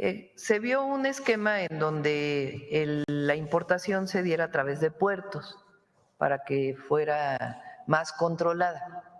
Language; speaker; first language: Spanish; native; Spanish